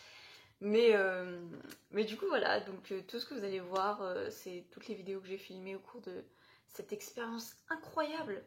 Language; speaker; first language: French; native; French